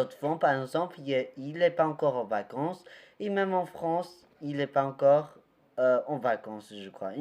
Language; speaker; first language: French; non-native, learner; Portuguese